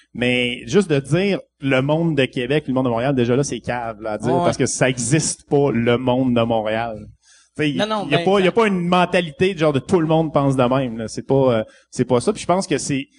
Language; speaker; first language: French; native; French